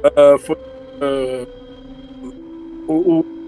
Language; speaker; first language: Portuguese; early bilingual, heritage; Portuguese